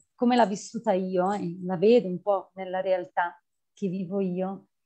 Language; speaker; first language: Italian; native; Italian